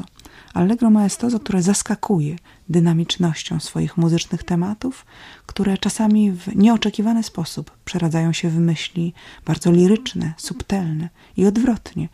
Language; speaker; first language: Polish; native; Polish